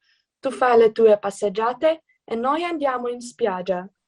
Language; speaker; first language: Italian; non-native, learner; Slovenian